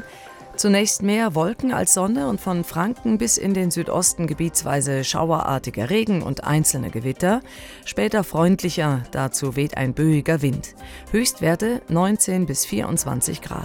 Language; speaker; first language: German; native; German